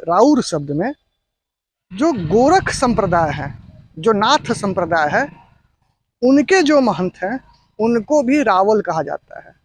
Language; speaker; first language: Hindi; native; Hindi